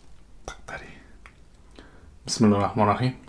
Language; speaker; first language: Korean; non-native, fluent; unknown